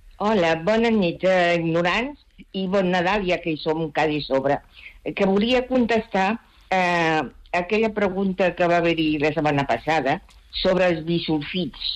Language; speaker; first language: Catalan; non-native, local second language; Spanish